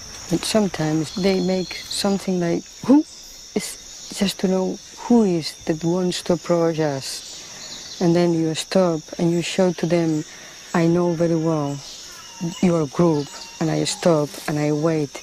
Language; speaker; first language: English; non-native, fluent; Spanish